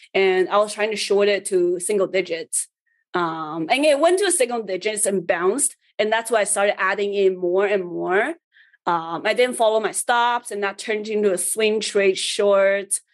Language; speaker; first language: English; early bilingual, other home language; Chinese